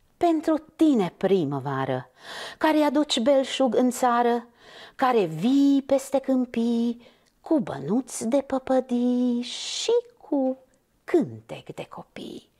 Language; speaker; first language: Romanian; non-native, local second language; Hungarian